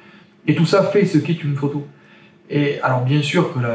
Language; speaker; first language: French; native; French